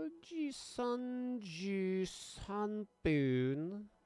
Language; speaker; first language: Japanese; non-native, learner; English